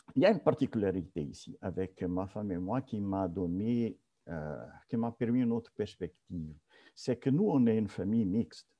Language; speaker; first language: French; non-native, fluent; Portuguese